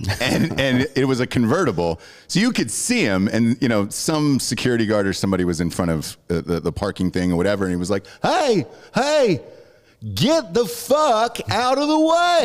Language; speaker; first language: English; native; English